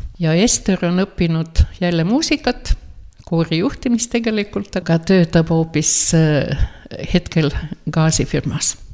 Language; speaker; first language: Estonian; non-native, fluent; Latvian